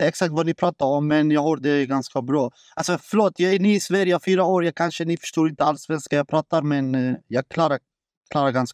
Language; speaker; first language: Swedish; non-native, learner; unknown